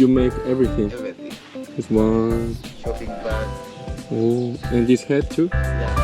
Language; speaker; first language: English; non-native, learner; Korean